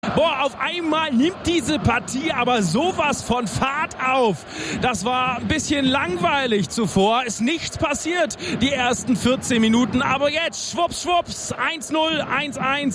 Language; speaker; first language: German; native; German